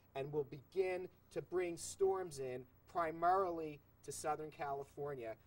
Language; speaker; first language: English; native; English